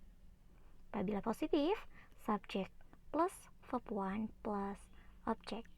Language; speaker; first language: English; non-native, fluent; Indonesian